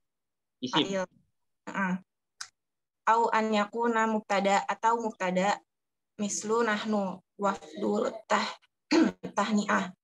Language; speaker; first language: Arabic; non-native, learner; Indonesian